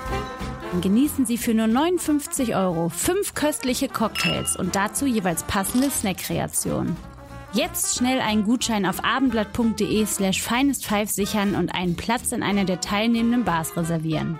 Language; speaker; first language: German; native; German